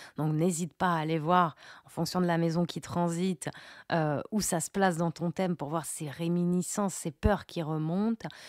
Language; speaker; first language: French; native; French